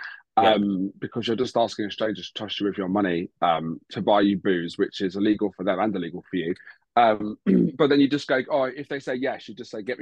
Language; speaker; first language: English; native; English